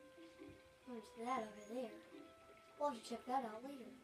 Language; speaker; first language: English; native; English